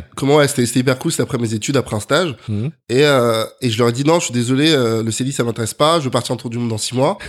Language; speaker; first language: French; native; French